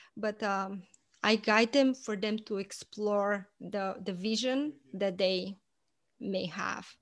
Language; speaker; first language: English; non-native, fluent; Portuguese